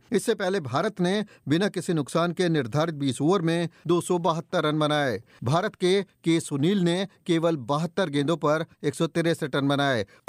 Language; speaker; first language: Hindi; native; Hindi